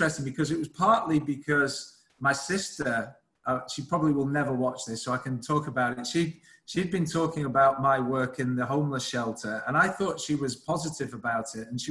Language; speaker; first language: English; native; English